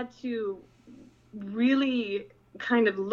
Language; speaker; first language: English; non-native, local second language; Filipino